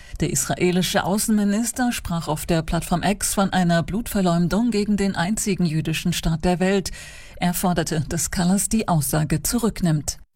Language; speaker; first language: German; native; German